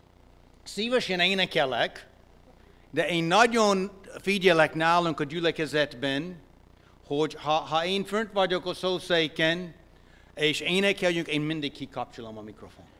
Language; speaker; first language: Hungarian; non-native, fluent; English